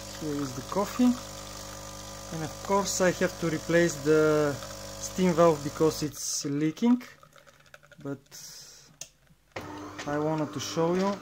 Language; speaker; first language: English; non-native, learner; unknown